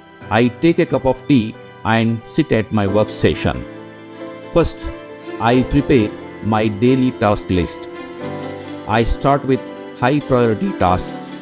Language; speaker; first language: English; non-native, local second language; Telugu